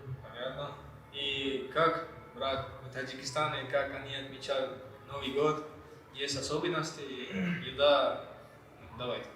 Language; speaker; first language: Russian; non-native, learner; Malay